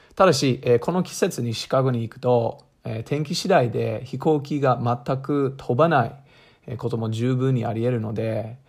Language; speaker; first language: Japanese; non-native, fluent; English